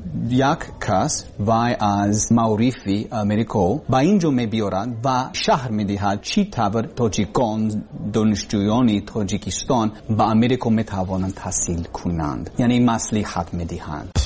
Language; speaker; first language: Persian; non-native, learner; English